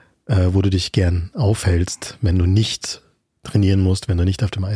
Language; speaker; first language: German; native; German